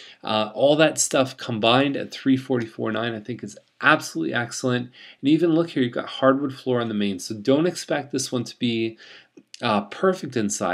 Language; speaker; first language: English; native; English